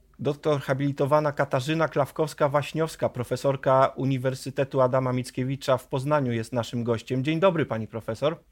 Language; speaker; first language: Polish; native; Polish